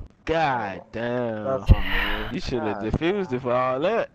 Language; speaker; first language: English; native; English